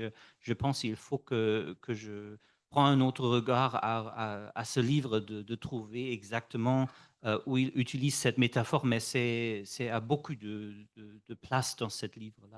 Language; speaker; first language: French; non-native, fluent; English